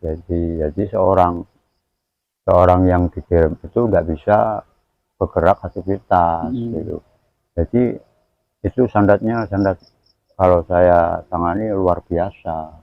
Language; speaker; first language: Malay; non-native, local second language; Javanese